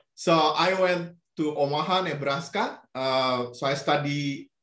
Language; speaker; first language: English; non-native, fluent; Indonesian